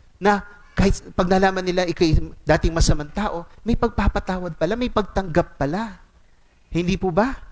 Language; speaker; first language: Filipino; non-native, local second language; Cebuano